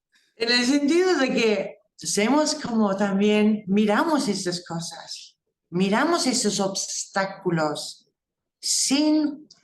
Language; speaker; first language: Spanish; non-native, fluent; English